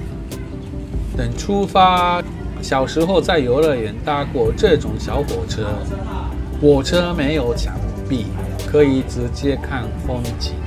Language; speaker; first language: Chinese; non-native, fluent; Japanese